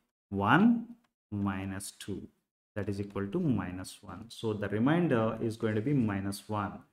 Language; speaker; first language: English; non-native, local second language; Telugu